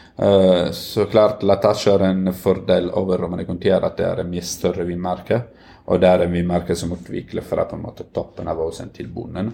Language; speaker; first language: Norwegian; non-native, fluent; Italian